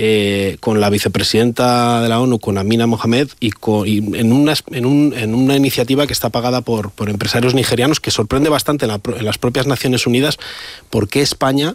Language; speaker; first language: Spanish; native; Spanish